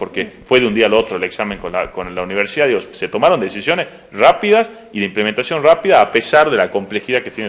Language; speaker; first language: Spanish; native; Spanish